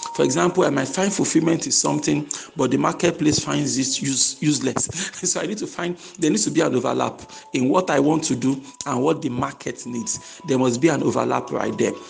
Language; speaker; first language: English; non-native, local second language; Yoruba